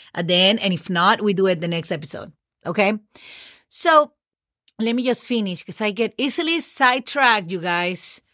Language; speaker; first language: English; non-native, fluent; Spanish